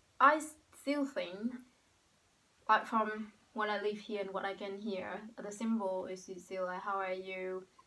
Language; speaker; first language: English; non-native, learner; Vietnamese